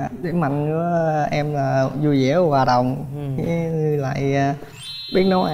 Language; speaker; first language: Vietnamese; native; Vietnamese